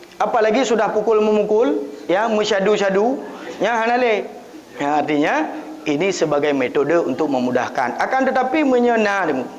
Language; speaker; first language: Malay; non-native, local second language; Achinese